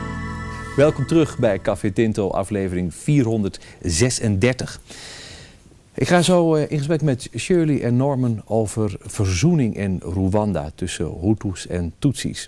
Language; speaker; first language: Dutch; native; Dutch